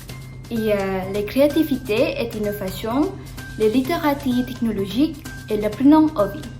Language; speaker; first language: French; non-native, learner; Indonesian